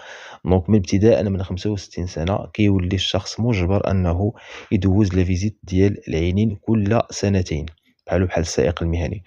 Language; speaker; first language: Arabic; native; Arabic